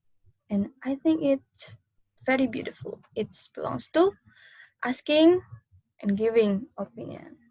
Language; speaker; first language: English; non-native, learner; Indonesian